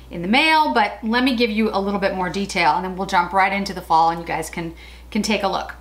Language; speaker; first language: English; native; English